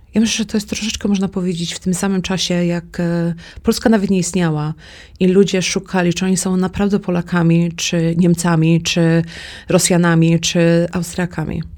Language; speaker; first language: Polish; early bilingual, heritage; Polish